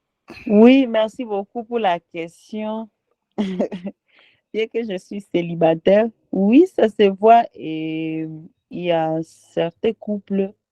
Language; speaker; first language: French; non-native, local second language; Swahili